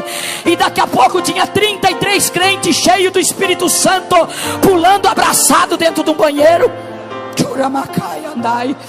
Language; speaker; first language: Portuguese; native; Portuguese